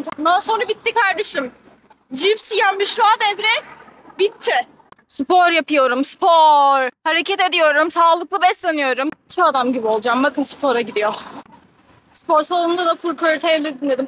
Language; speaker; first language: Turkish; native; Turkish